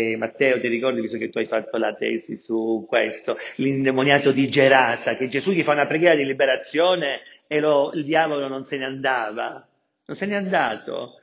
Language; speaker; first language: Italian; native; Italian